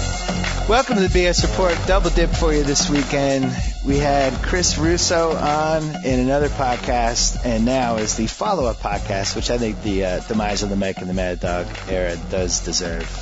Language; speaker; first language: English; native; English